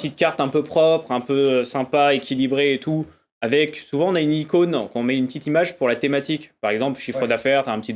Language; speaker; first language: French; native; French